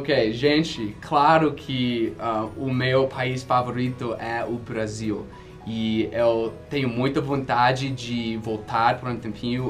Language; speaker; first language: Portuguese; non-native, fluent; English